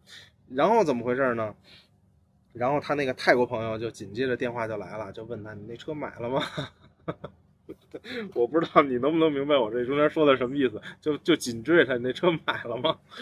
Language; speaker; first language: Chinese; native; Chinese